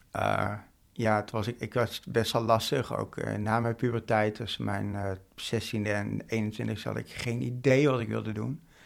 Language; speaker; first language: Dutch; native; Dutch